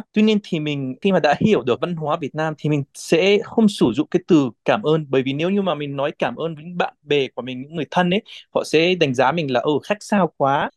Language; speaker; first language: Vietnamese; non-native, fluent; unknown